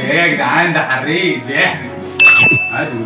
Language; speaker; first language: Arabic; native; Arabic